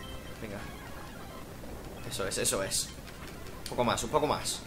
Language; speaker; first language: Spanish; native; Spanish